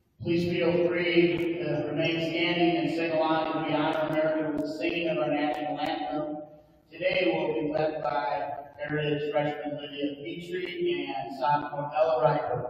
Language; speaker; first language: English; native; English